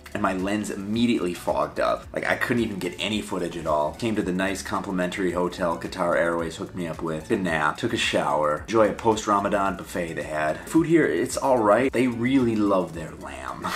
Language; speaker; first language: English; native; English